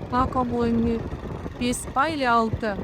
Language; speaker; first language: Russian; non-native, local second language; Kazakh